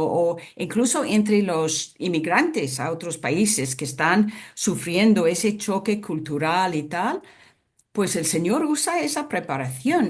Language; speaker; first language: Spanish; non-native, fluent; English